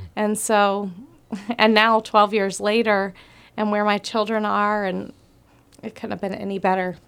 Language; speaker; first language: English; native; English